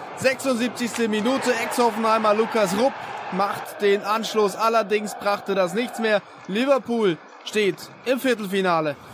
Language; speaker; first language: German; native; German